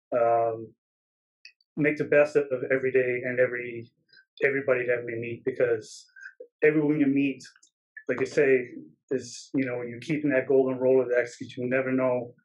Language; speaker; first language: English; native; English